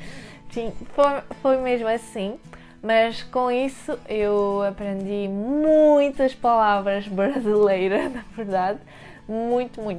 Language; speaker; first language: Portuguese; early bilingual, heritage; French